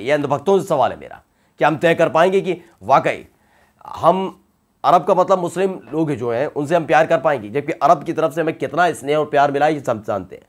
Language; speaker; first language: Hindi; native; Hindi